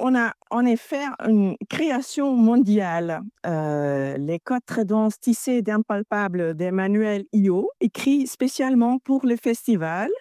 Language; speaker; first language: French; non-native, fluent; Dutch